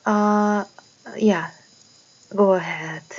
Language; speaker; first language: English; non-native, learner; Korean